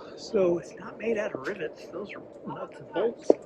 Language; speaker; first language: English; native; English